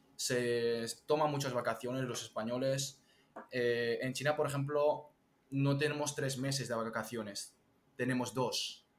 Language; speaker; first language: Spanish; early bilingual, other home language; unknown